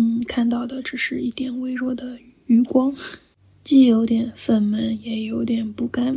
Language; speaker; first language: Chinese; native; Chinese